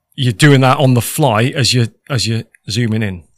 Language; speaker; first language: English; native; English